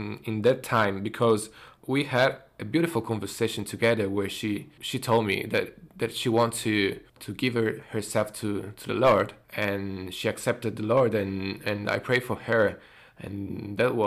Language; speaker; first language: English; non-native, fluent; Italian